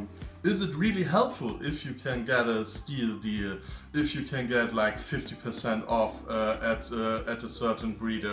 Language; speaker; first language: English; non-native, fluent; German